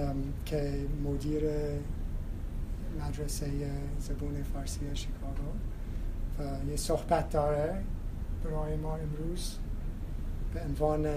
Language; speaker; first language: Persian; non-native, fluent; English